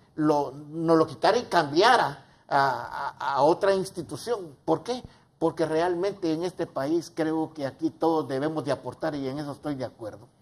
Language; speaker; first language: Spanish; native; Spanish